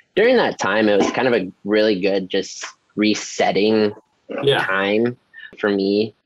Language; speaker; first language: English; native; English